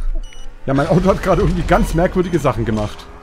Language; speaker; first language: German; native; German